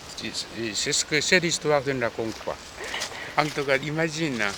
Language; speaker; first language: French; non-native, fluent; Korean